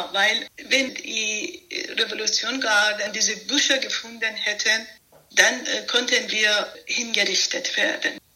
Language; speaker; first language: German; non-native, fluent; Persian